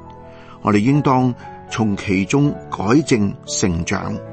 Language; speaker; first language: Chinese; non-native, local second language; Cantonese